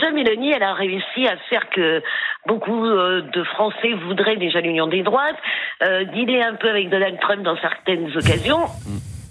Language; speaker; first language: French; native; French